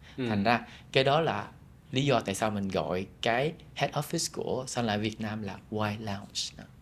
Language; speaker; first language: Vietnamese; early bilingual, heritage; Vietnamese